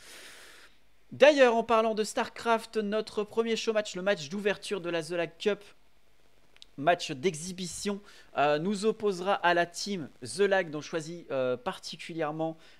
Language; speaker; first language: French; native; French